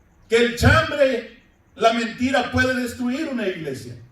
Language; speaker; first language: Spanish; native; Spanish